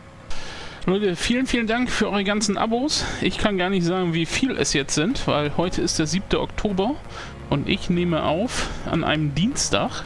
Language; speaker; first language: German; native; German